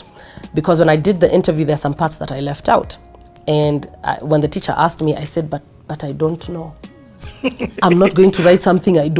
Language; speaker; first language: English; non-native, local second language; Swahili